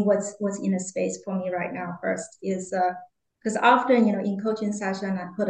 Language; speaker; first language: English; non-native, fluent; Chinese